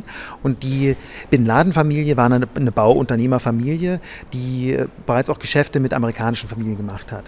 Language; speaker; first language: German; native; German